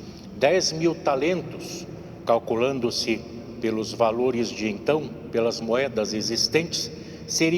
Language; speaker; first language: Portuguese; native; Portuguese